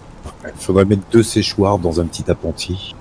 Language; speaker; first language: French; native; French